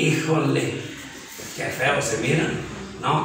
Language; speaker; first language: Spanish; native; Spanish